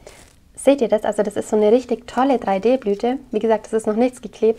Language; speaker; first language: German; native; German